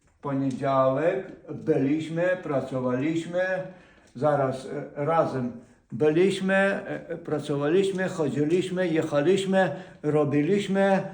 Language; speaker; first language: Polish; non-native, fluent; Ukrainian